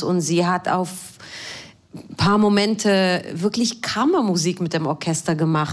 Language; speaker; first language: German; non-native, fluent; Hebrew